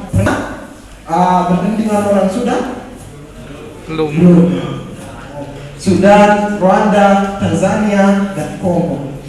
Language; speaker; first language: Indonesian; non-native, fluent; Ganda